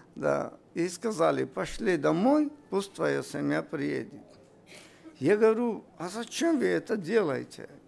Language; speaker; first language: Russian; non-native, local second language; Armenian